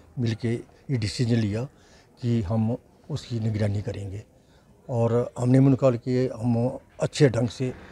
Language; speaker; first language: Hindi; native; Hindi